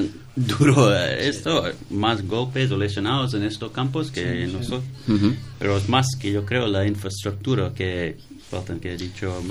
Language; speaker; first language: Spanish; non-native, learner; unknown